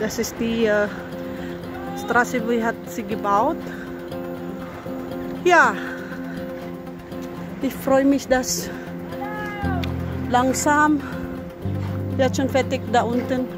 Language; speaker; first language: German; non-native, learner; Filipino